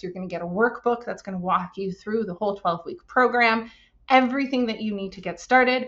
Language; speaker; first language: English; native; English